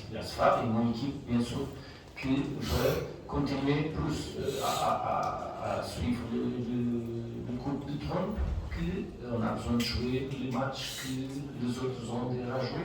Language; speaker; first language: French; non-native, fluent; Portuguese